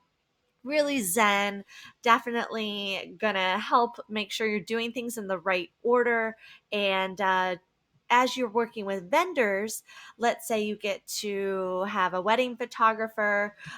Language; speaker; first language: English; native; English